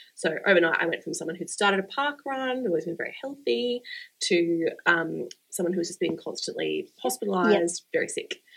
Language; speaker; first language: English; native; English